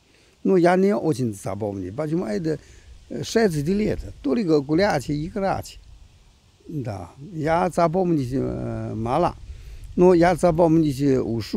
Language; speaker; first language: Russian; non-native, learner; Chinese